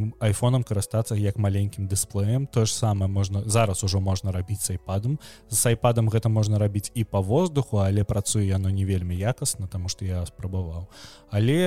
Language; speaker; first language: Belarusian; non-native, local second language; Russian